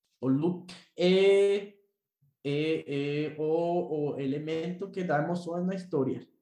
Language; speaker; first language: Portuguese; non-native, learner; Spanish